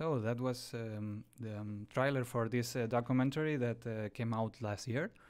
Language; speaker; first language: English; non-native, fluent; Spanish